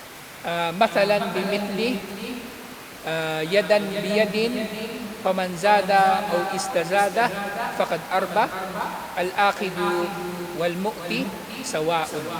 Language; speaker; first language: Arabic; non-native, fluent; Filipino